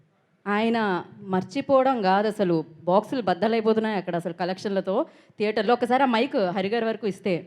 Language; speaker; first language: Telugu; native; Telugu